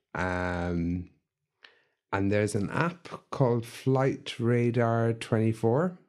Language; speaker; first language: English; native; English